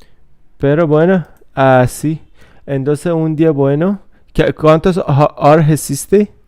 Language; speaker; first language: Spanish; non-native, fluent; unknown